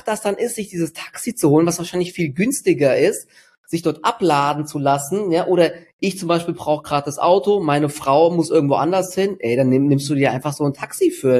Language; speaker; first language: German; native; German